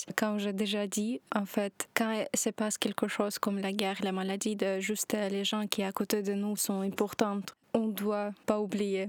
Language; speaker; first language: French; non-native, fluent; Ukrainian